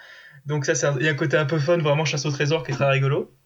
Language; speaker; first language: French; native; French